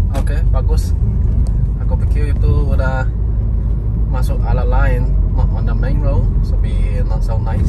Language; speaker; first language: Indonesian; non-native, fluent; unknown